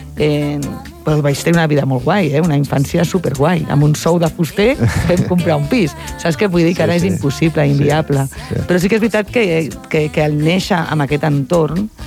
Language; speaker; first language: Catalan; non-native, local second language; Spanish